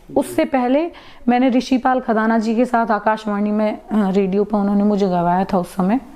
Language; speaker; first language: Hindi; native; Hindi